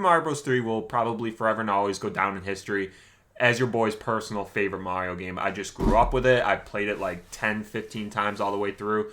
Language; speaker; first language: English; native; English